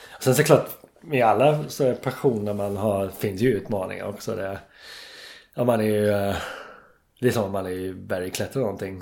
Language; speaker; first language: Swedish; non-native, fluent; English